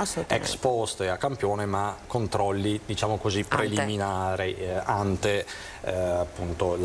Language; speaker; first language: Italian; native; Italian